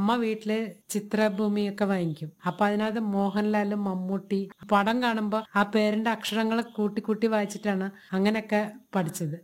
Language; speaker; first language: Malayalam; non-native, local second language; Telugu